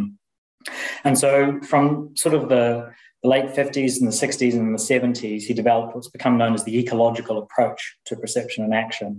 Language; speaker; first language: English; native; English